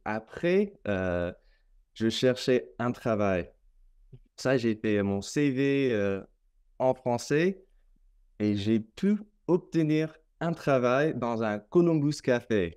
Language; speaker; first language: French; non-native, fluent; English